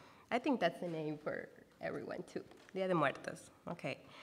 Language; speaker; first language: English; non-native, fluent; Spanish